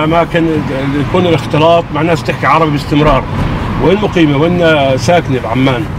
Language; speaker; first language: Arabic; native; Arabic